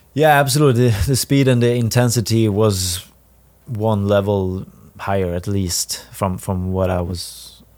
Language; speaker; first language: English; non-native, fluent; Swedish